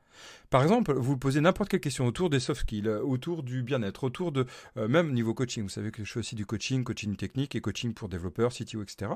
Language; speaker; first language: French; native; French